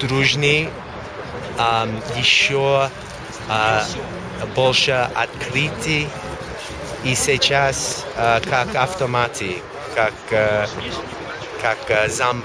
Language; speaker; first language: Russian; non-native, learner; English